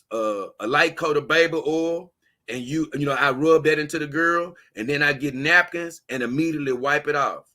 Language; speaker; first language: English; native; English